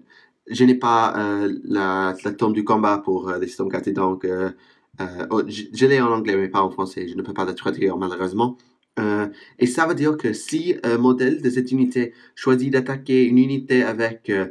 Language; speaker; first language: French; non-native, fluent; English